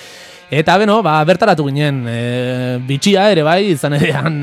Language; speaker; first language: Basque; native; Basque